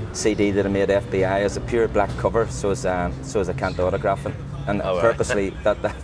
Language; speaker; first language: English; native; English